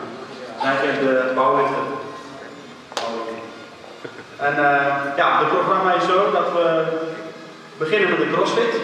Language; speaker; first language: Dutch; early bilingual, other home language; Armenian